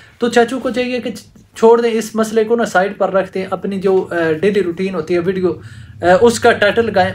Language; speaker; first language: Urdu; non-native, local second language; Punjabi